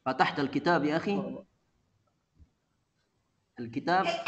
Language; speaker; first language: Arabic; non-native, fluent; Indonesian